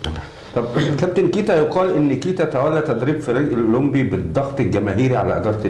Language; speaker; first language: Arabic; native; Arabic